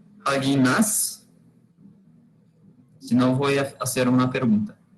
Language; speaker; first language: Spanish; non-native, learner; Portuguese